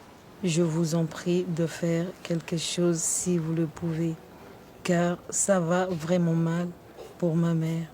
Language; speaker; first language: French; non-native, local second language; Comorian